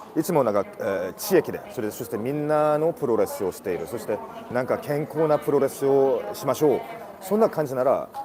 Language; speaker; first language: Japanese; non-native, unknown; Korean